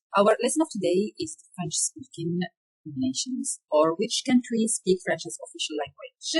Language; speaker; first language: English; non-native, fluent; Arabic